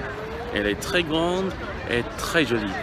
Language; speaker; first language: French; non-native, learner; English